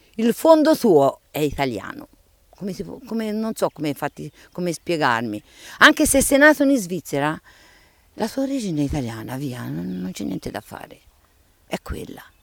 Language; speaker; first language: Italian; native; Italian